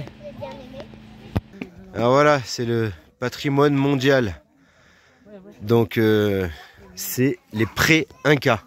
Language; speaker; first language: French; native; French